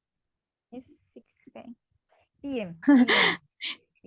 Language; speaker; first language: English; non-native, learner; Indonesian